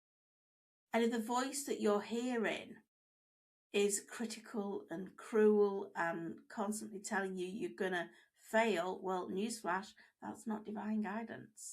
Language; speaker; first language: English; native; English